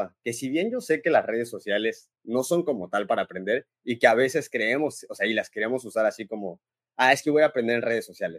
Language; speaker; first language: Spanish; native; Spanish